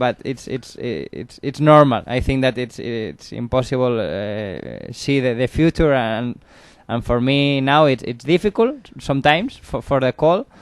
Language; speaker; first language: English; non-native, learner; Spanish